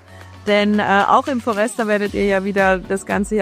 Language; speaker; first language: German; native; German